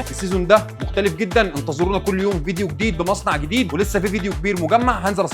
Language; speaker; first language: Arabic; native; Arabic